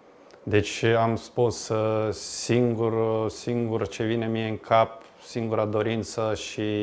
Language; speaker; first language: Romanian; non-native, fluent; Lithuanian